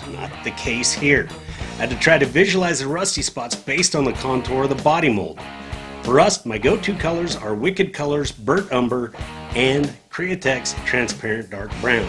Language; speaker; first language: English; native; English